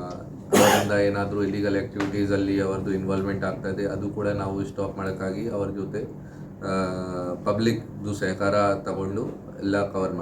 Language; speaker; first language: Kannada; non-native, fluent; Hindi